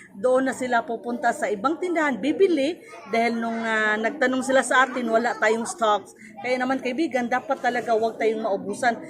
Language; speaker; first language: Filipino; native; Filipino